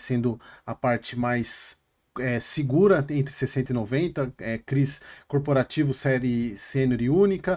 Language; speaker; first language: Portuguese; native; Portuguese